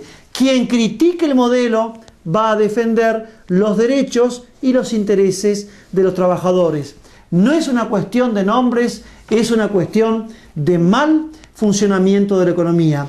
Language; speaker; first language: Spanish; native; Spanish